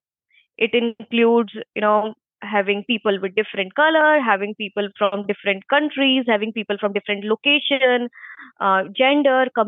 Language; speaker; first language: English; non-native, local second language; Hindi